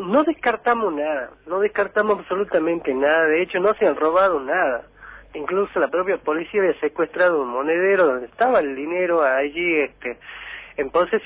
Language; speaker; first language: Spanish; native; Spanish